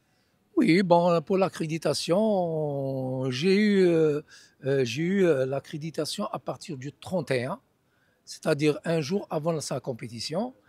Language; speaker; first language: French; non-native, local second language; Arabic